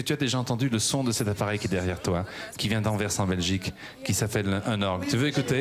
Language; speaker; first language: French; native; French